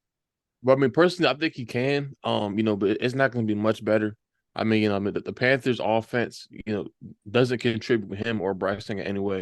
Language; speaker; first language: English; native; English